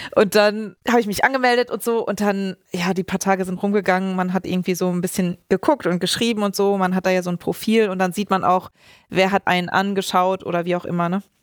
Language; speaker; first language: German; native; German